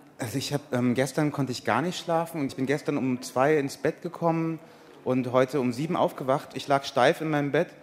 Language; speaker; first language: German; early bilingual, other home language; Persian